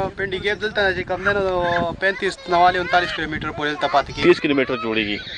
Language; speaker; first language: Urdu; non-native, local second language; Pashto